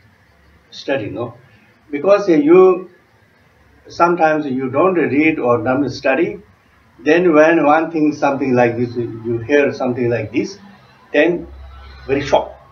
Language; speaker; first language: English; non-native, learner; Tibetan